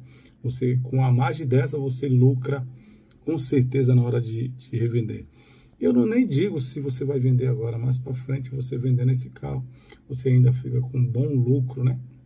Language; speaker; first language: Portuguese; native; Portuguese